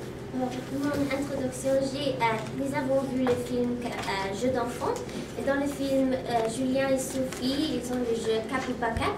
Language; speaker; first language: French; non-native, learner; English